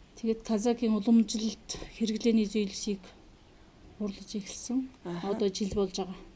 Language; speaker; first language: Mongolian; non-native, local second language; Kazakh